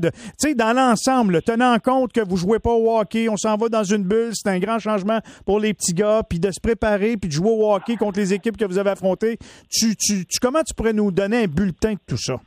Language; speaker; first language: French; native; French